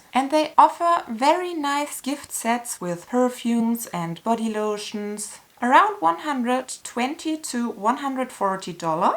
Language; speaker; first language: English; non-native, fluent; German